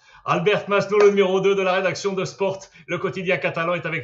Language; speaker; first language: French; native; French